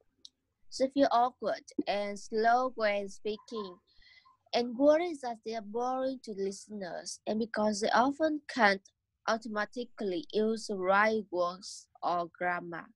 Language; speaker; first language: English; non-native, learner; Vietnamese